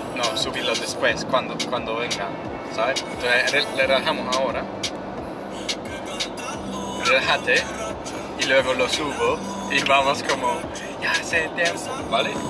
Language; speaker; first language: Spanish; non-native, learner; English